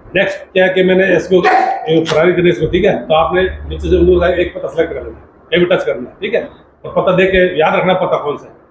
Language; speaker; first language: Hindi; non-native, local second language; Punjabi